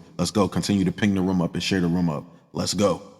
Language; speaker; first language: English; native; English